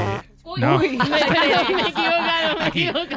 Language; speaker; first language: Spanish; native; Spanish